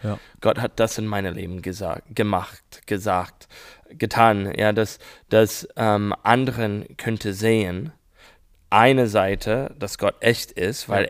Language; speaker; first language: German; non-native, learner; English